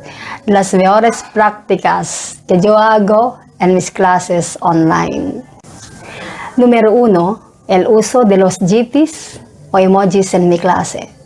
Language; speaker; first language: Spanish; non-native, fluent; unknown